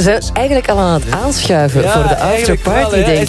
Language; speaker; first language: Dutch; native; Dutch